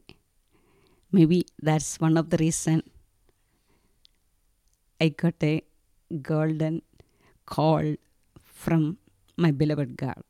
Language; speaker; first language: English; non-native, local second language; Malayalam